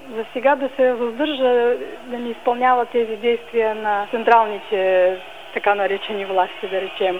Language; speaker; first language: Bulgarian; early bilingual, heritage; Bulgarian